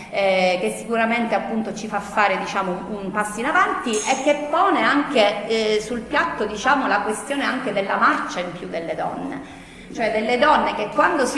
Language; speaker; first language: Italian; native; Italian